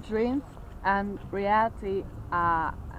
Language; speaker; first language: English; non-native, learner; Chinese